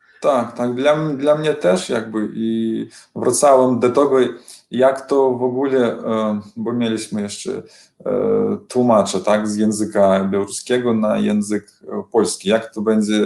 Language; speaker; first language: Polish; non-native, learner; Belarusian